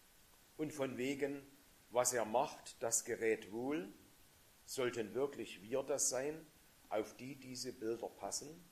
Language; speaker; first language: German; native; German